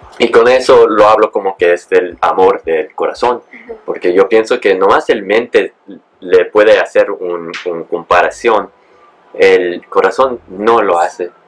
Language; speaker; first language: Spanish; early bilingual, heritage; Spanish